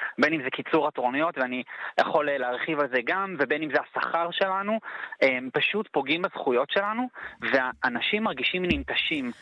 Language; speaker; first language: Hebrew; early bilingual, heritage; Hebrew